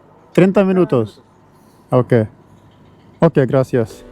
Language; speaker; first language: Spanish; non-native, learner; Urdu